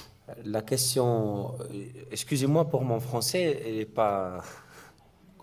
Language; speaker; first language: French; non-native, learner; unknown